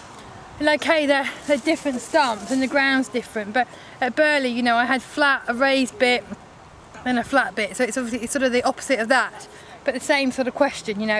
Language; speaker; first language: English; native; English